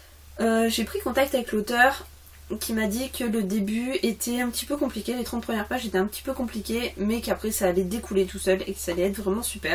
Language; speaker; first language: French; native; French